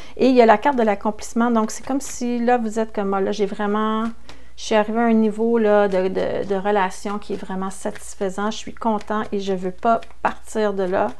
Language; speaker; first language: French; native; French